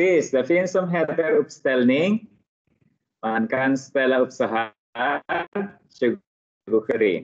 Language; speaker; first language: Swedish; non-native, fluent; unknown